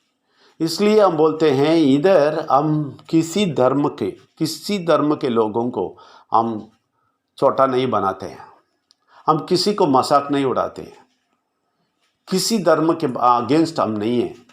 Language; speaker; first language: Hindi; non-native, local second language; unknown